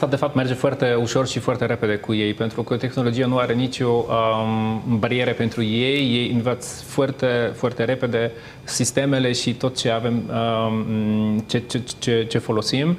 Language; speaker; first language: Romanian; non-native, fluent; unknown